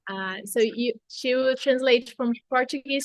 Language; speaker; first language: English; non-native, fluent; Portuguese